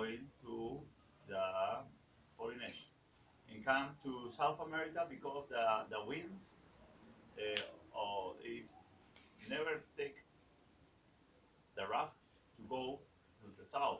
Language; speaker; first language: English; non-native, learner; Spanish